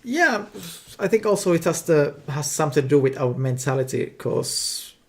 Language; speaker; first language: English; non-native, fluent; Finnish